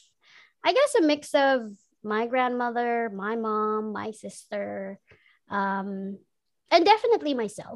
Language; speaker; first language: English; non-native, local second language; Filipino